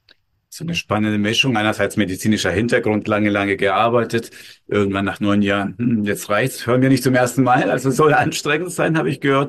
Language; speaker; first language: German; native; German